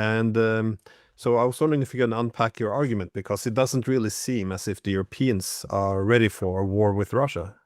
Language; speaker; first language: English; non-native, fluent; Norwegian